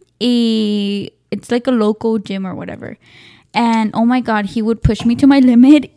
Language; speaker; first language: English; early bilingual, other home language; Spanish